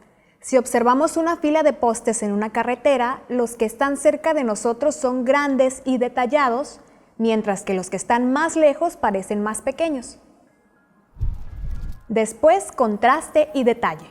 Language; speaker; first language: Spanish; native; Spanish